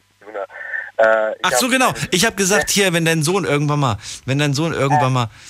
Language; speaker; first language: German; native; German